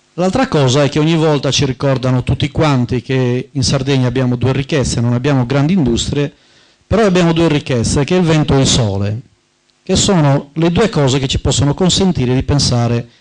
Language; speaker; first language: Italian; native; Italian